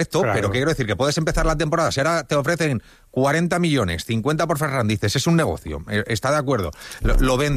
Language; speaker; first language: Spanish; native; Spanish